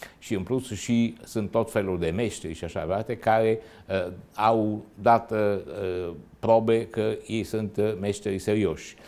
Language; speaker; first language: Romanian; non-native, fluent; Italian